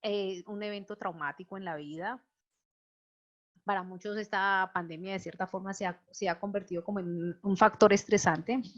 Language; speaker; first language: Spanish; native; Spanish